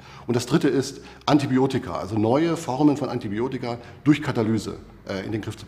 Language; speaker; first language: German; native; German